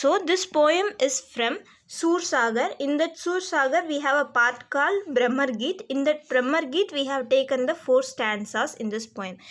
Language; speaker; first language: English; non-native, local second language; Hindi